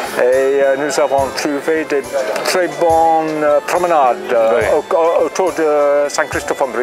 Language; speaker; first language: French; non-native, learner; English